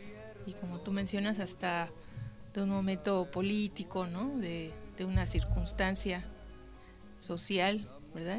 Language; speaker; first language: Spanish; native; Spanish